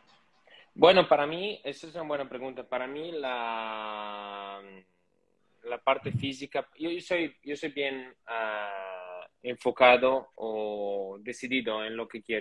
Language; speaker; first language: Spanish; non-native, fluent; Italian